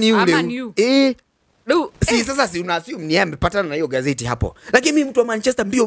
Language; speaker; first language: Swahili; non-native, local second language; Kikuyu